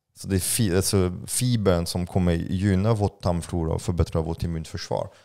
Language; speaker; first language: Swedish; non-native, fluent; French